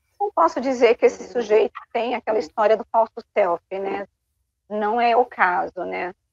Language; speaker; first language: Portuguese; native; Portuguese